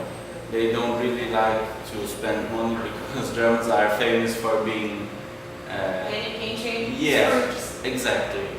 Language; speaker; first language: English; non-native, fluent; German